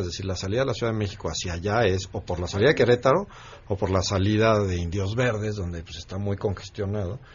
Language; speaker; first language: Spanish; native; Spanish